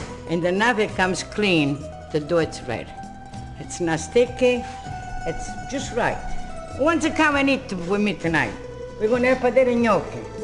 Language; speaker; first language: English; non-native, fluent; Italian